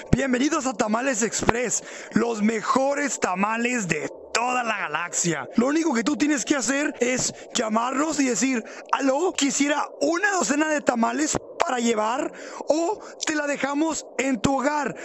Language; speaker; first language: Spanish; native; Spanish